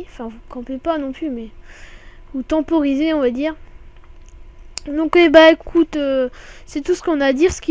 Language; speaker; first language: French; native; French